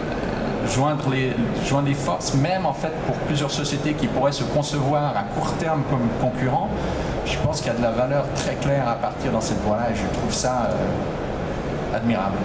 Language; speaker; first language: French; native; French